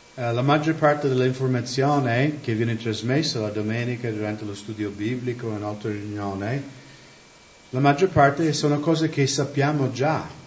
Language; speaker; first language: Italian; non-native, fluent; English